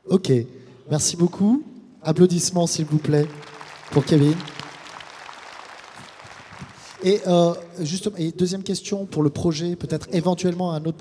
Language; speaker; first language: French; native; French